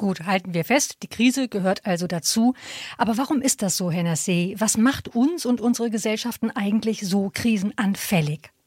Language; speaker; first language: German; native; German